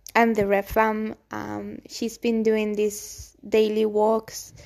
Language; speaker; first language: English; non-native, fluent; Spanish